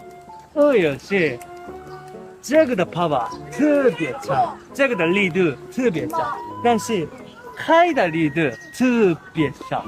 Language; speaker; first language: Chinese; non-native, learner; Japanese